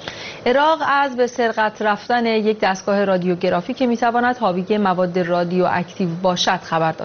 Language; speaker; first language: Persian; native; Persian